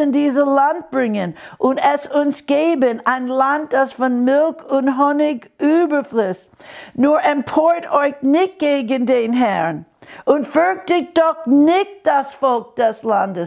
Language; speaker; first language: German; non-native, fluent; English